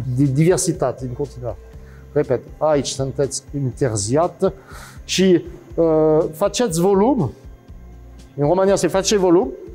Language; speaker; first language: Romanian; non-native, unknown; French